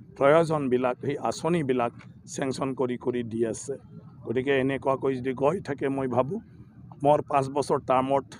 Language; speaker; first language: Assamese; native; Assamese